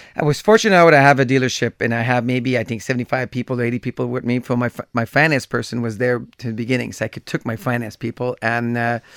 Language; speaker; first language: English; native; English